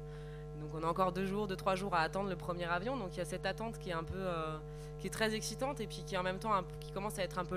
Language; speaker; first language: French; native; French